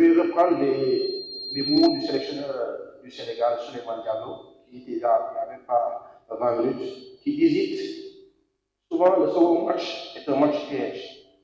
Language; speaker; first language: French; non-native, local second language; Wolof